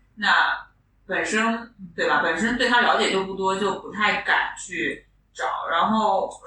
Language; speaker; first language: Chinese; non-native, local second language; Wu Chinese